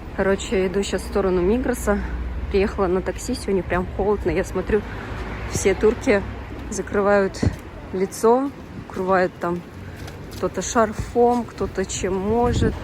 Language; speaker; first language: Russian; non-native, local second language; Tatar